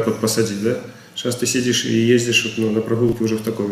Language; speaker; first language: Russian; native; Russian